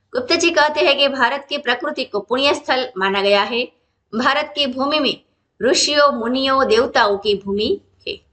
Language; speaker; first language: Hindi; non-native, local second language; Gujarati